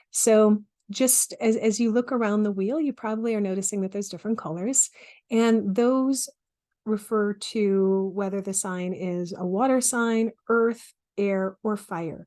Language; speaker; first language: English; native; English